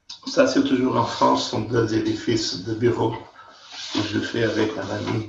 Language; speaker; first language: French; non-native, fluent; Portuguese